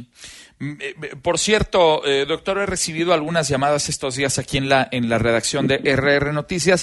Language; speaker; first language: Spanish; native; Spanish